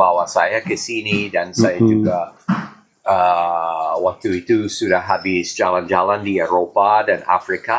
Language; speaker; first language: Indonesian; non-native, fluent; English